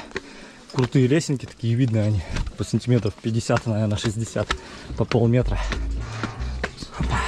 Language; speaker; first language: Russian; native; Russian